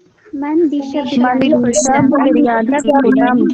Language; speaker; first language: Persian; non-native, learner; Urdu